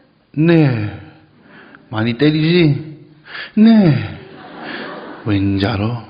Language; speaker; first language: Korean; non-native, fluent; English